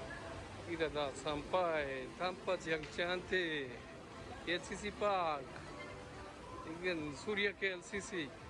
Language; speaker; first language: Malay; non-native, learner; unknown